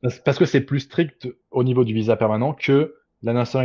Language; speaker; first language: French; native; French